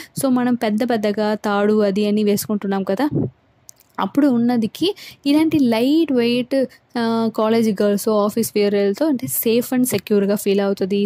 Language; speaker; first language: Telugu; non-native, local second language; Tamil